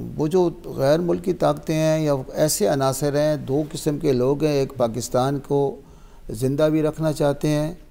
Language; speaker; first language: Urdu; non-native, local second language; Pashto